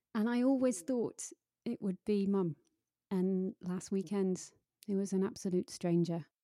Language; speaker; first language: English; native; English